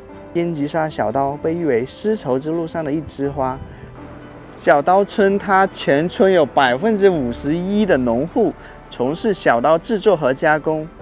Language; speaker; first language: Chinese; native; Chinese